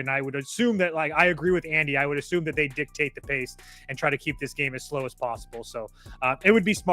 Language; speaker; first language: English; native; English